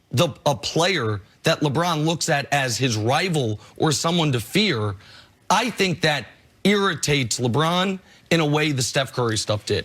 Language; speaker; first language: English; native; English